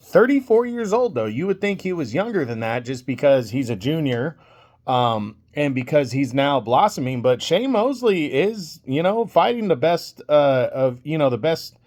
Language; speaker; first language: English; native; English